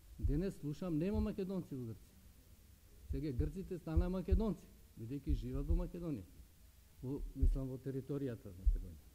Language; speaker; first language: Macedonian; early bilingual, heritage; Macedonian